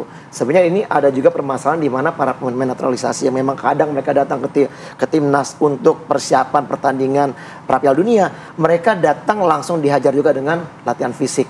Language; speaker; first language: Indonesian; native; Indonesian